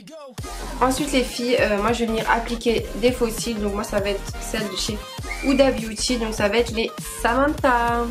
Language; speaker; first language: French; native; French